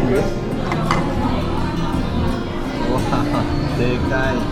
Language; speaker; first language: Japanese; native; Japanese